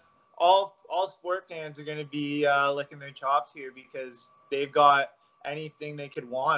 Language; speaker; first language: English; native; English